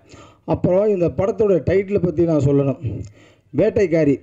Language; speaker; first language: Tamil; native; Tamil